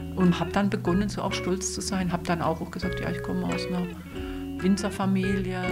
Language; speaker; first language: German; non-native, local second language; Swiss German